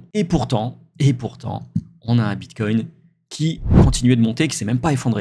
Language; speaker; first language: French; native; French